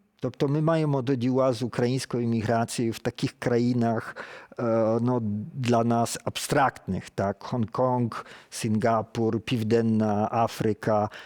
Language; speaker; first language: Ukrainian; early bilingual, heritage; Ukrainian